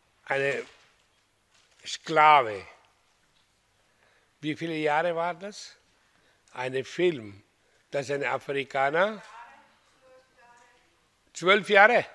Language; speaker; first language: German; non-native, learner; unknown